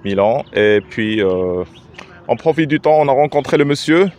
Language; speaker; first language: French; non-native, local second language; Arabic